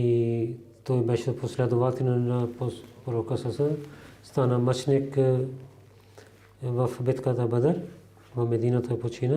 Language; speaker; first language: Bulgarian; non-native, learner; Urdu